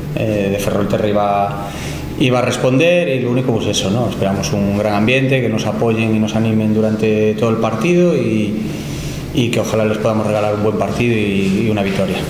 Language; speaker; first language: Spanish; native; Spanish